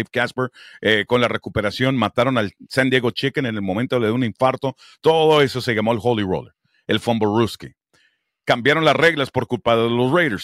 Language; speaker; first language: Spanish; early bilingual, heritage; Spanish